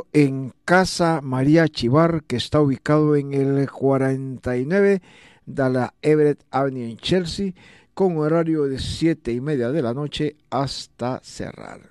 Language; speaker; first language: Spanish; native; Spanish